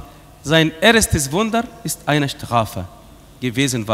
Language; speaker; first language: German; non-native, fluent; Arabic